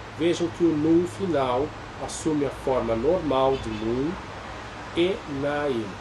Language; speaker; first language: Portuguese; native; Portuguese